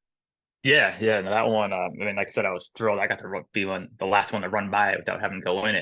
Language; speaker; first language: English; native; English